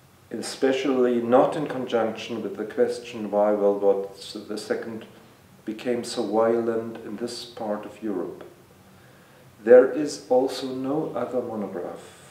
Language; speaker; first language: English; non-native, fluent; German